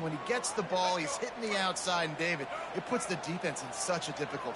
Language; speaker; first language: English; native; English